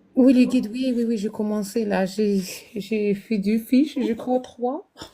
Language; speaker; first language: French; non-native, local second language; Arabic